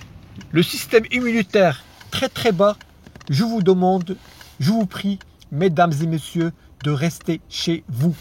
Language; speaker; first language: French; non-native, fluent; Arabic